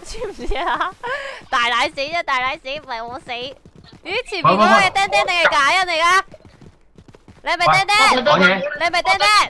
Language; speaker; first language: Chinese; native; Chinese